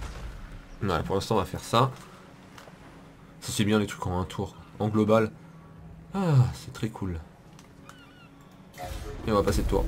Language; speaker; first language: French; native; French